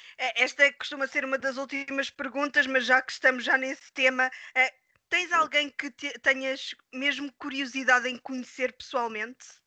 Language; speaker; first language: Portuguese; native; Portuguese